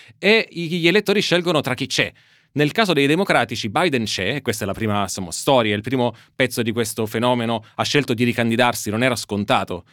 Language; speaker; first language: Italian; native; Italian